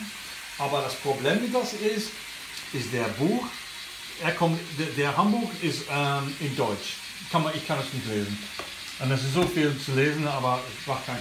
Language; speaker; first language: German; non-native, learner; English